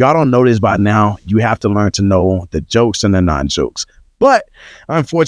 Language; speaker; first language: English; native; English